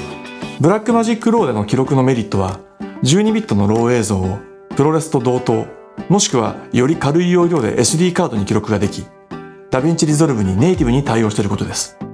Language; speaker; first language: Japanese; native; Japanese